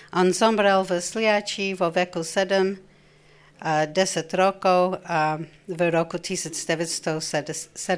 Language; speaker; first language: Slovak; non-native, fluent; English